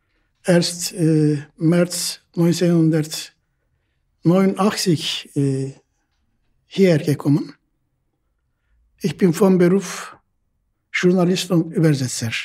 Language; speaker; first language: German; non-native, fluent; Turkish